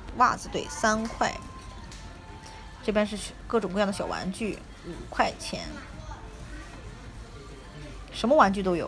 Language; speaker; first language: Chinese; native; Chinese